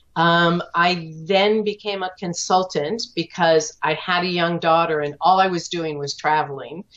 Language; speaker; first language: English; native; English